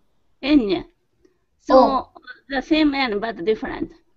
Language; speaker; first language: English; non-native, learner; Japanese